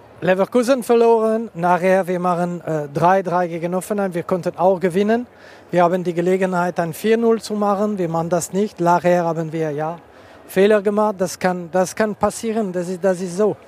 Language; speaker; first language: German; non-native, local second language; French